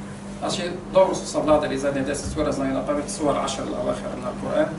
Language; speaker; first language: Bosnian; non-native, fluent; Arabic